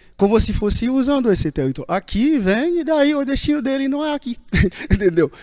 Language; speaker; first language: Portuguese; non-native, fluent; Haitian Creole